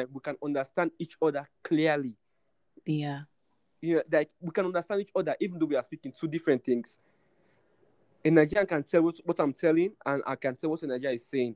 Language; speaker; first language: English; non-native, local second language; Krio